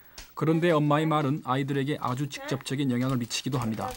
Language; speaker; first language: Korean; native; Korean